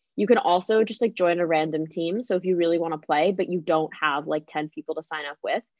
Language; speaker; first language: English; native; English